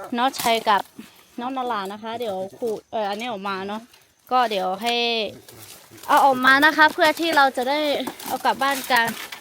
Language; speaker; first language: Thai; non-native, local second language; Lahu